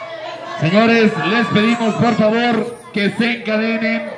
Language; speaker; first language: Spanish; native; Spanish